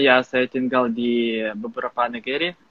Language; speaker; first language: Indonesian; non-native, fluent; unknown